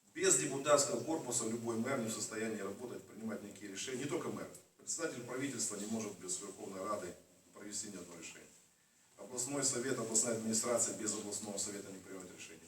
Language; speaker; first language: Russian; native; Russian